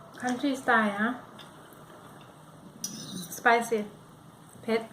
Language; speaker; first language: English; non-native, learner; Thai